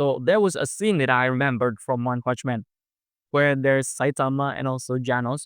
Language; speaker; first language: English; non-native, fluent; Indonesian